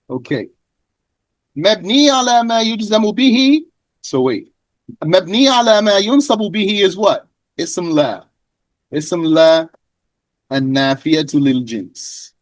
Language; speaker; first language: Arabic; non-native, fluent; English